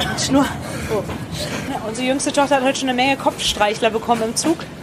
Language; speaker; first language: German; native; German